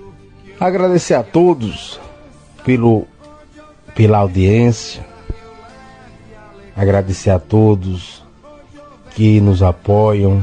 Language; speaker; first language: Portuguese; native; Portuguese